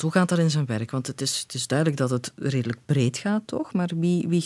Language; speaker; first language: Dutch; native; Dutch